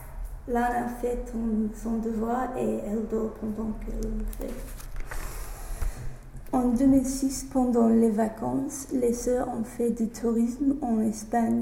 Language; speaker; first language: French; non-native, learner; English